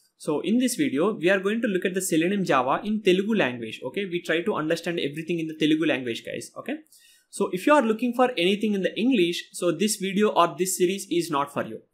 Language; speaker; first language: English; non-native, local second language; Telugu